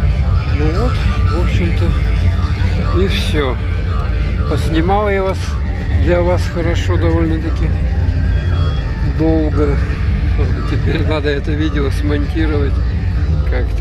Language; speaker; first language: Russian; native; Russian